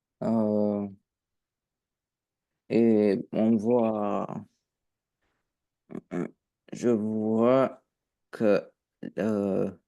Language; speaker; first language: French; non-native, learner; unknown